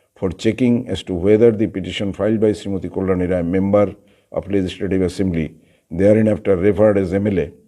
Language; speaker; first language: English; non-native, local second language; Bangla